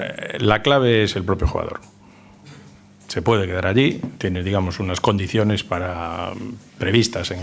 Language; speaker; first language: Spanish; native; Spanish